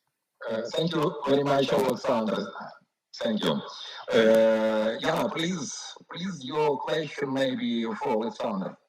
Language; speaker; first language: English; non-native, learner; Ukrainian